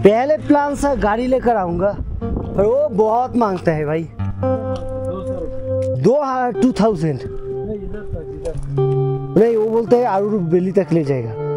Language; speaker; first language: Hindi; non-native, learner; Bangla